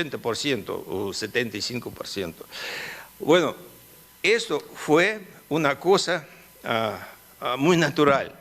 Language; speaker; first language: Spanish; non-native, fluent; Russian